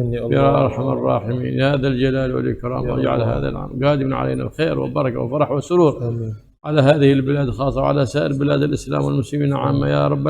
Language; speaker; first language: Arabic; native; Arabic